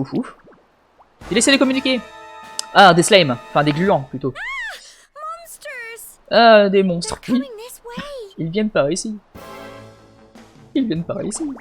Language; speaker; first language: French; native; French